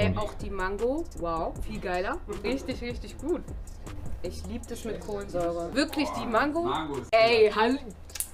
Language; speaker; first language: German; native; German